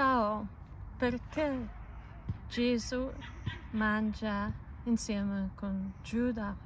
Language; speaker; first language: Italian; non-native, learner; Polish